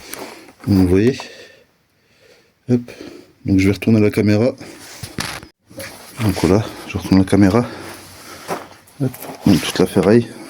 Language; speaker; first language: French; native; French